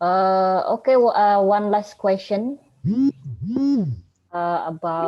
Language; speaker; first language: English; non-native, learner; Indonesian